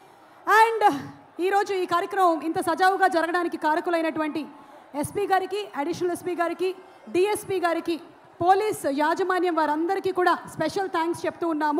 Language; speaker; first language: Telugu; native; Telugu